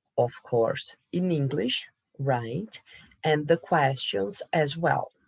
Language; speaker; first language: English; non-native, fluent; Portuguese